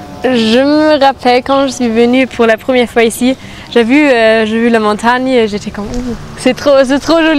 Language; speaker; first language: French; non-native, fluent; German